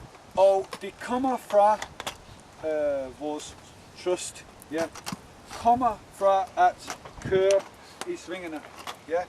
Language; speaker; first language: Danish; non-native, fluent; English